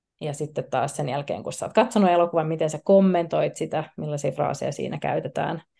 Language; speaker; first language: Finnish; native; Finnish